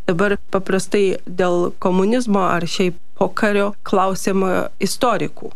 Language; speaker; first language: Lithuanian; early bilingual, heritage; Lithuanian